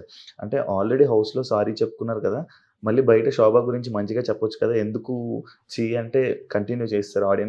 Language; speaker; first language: Telugu; native; Telugu